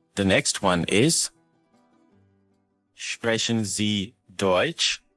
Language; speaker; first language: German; non-native, fluent; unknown